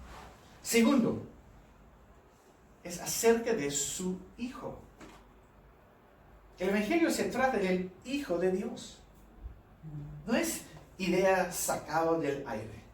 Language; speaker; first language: Spanish; non-native, fluent; English